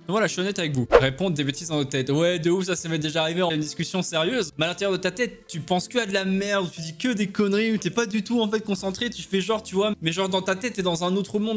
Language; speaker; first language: French; native; French